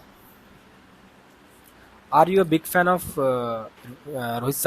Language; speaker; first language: English; non-native, fluent; Hindi